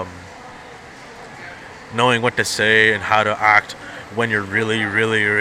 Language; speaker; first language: English; non-native, fluent; Punjabi